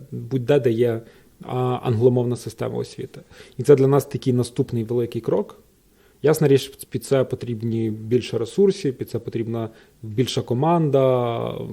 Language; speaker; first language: Ukrainian; native; Ukrainian